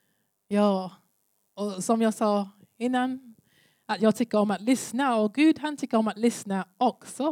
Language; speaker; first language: Swedish; non-native, learner; English